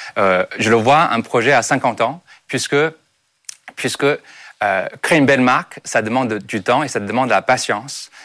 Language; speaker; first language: French; non-native, fluent; Chinese